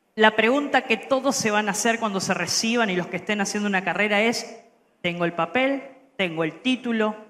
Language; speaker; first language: Spanish; native; Spanish